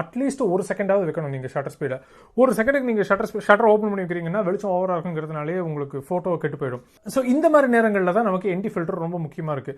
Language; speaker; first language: Tamil; native; Tamil